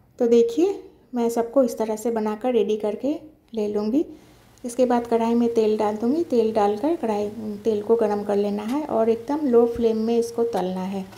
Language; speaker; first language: Hindi; non-native, local second language; Bangla